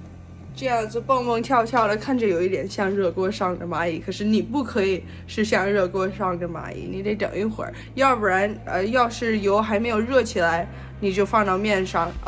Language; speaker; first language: Chinese; early bilingual, heritage; Chinese